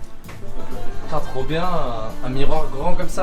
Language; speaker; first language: French; native; French